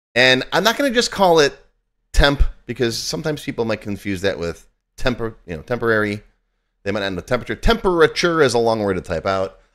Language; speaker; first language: English; native; English